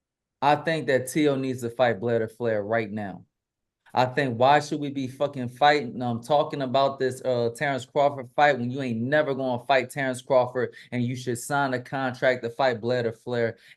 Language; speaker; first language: English; native; English